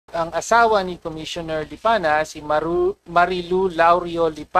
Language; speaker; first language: Filipino; native; Filipino